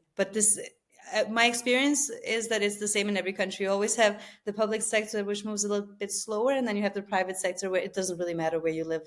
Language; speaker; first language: English; non-native, fluent; Albanian